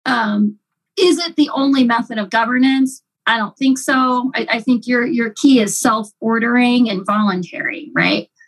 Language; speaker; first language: English; native; English